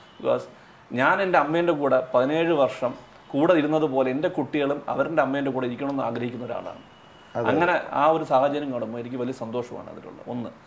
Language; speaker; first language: Malayalam; non-native, local second language; Tamil